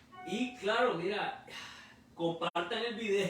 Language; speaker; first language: Spanish; native; Spanish